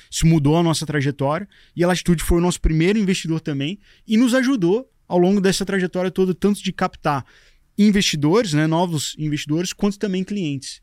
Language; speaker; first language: Portuguese; native; Portuguese